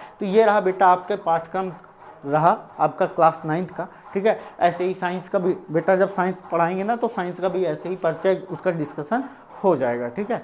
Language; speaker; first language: Hindi; native; Hindi